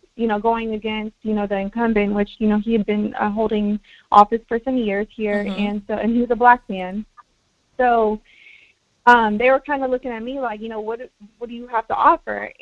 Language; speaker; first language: English; early bilingual, other home language; Spanish